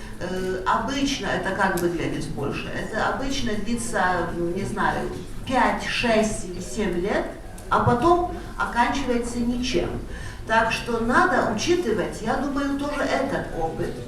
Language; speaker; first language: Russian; non-native, fluent; Polish